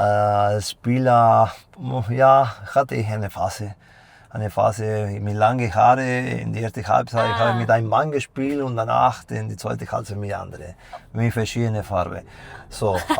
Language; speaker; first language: German; non-native, fluent; Spanish